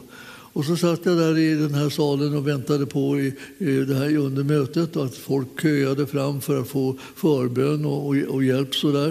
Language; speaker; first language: Swedish; native; Swedish